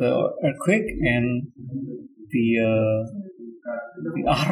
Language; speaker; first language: English; non-native, learner; Indonesian